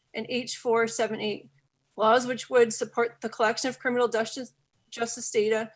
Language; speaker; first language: English; native; English